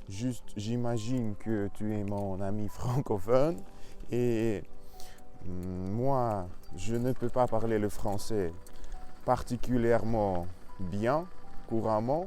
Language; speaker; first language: French; non-native, learner; Russian